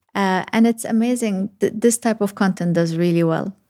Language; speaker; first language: English; early bilingual, other home language; Arabic